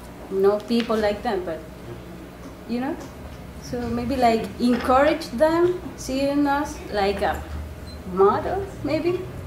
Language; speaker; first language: English; non-native, fluent; Spanish